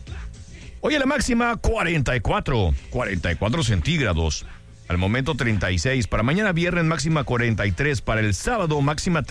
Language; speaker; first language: Spanish; native; Spanish